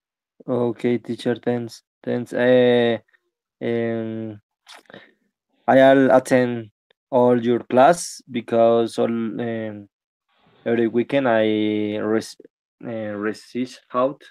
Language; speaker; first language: English; non-native, learner; Spanish